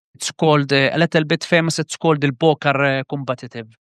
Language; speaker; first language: English; non-native, learner; Arabic